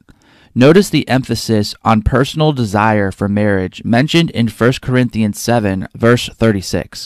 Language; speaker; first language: English; native; English